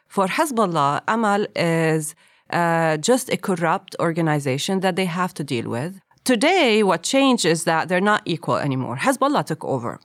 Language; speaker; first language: English; non-native, fluent; Arabic